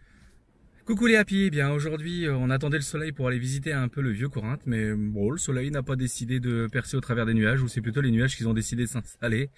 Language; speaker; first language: French; native; French